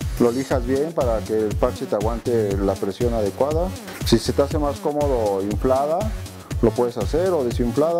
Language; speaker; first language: Spanish; native; Spanish